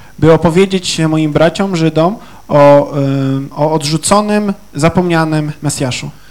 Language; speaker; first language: Polish; native; Polish